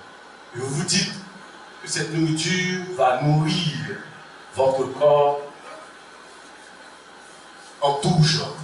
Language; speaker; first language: French; non-native, local second language; Haitian Creole